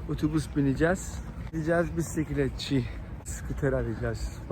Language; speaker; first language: Turkish; non-native, learner; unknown